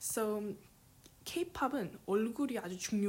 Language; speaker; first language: Korean; early bilingual, heritage; English